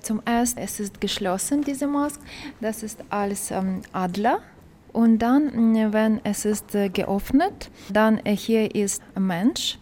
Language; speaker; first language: German; non-native, learner; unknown